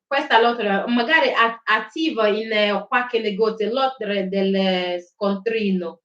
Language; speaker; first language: Italian; non-native, learner; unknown